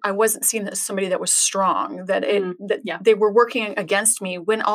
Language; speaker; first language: English; native; English